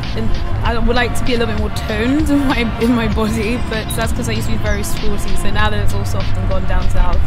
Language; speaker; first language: English; native; English